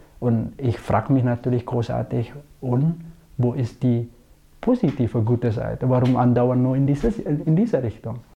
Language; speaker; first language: German; non-native, fluent; Indonesian